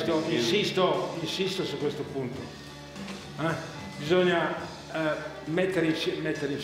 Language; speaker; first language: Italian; non-native, fluent; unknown